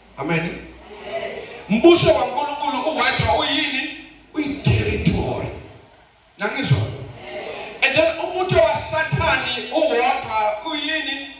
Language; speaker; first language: Zulu; non-native, local second language; Swati